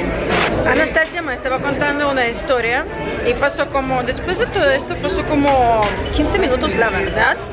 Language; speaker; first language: Spanish; non-native, learner; Russian